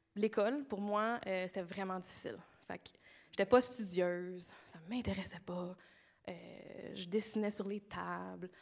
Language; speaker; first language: French; native; French